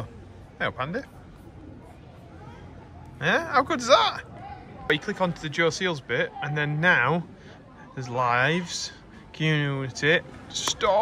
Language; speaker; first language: English; native; English